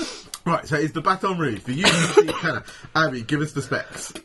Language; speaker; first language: English; native; English